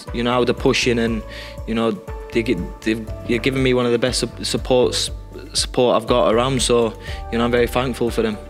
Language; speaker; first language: English; native; English